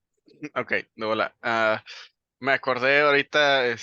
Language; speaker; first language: Spanish; native; Spanish